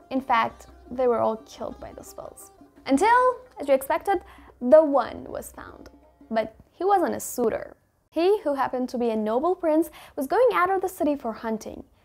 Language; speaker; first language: English; non-native, fluent; Persian